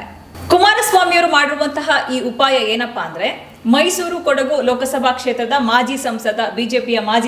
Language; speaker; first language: Kannada; native; Kannada